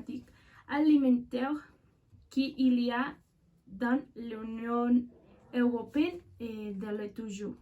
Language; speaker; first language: French; non-native, learner; Spanish